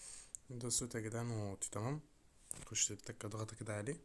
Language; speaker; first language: Arabic; native; Arabic